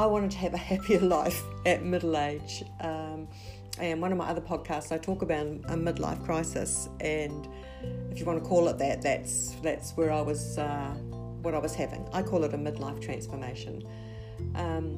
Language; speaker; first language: English; native; English